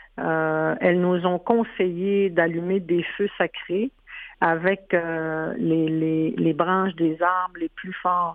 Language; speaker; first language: French; non-native, local second language; Innu-aimun